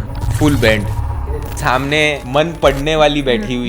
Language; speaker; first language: Hindi; native; Hindi